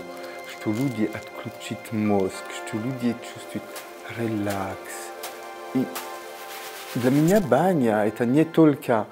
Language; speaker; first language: Russian; non-native, fluent; French